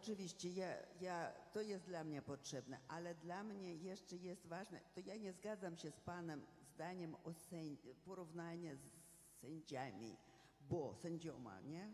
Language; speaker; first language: Polish; non-native, fluent; Russian